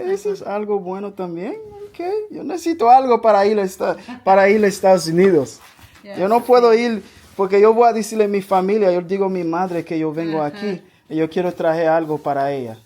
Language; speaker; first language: Spanish; non-native, learner; English